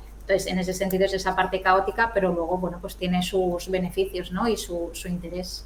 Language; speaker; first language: Spanish; native; Spanish